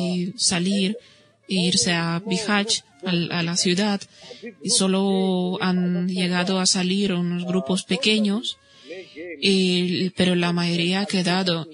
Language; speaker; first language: Spanish; non-native, fluent; Bosnian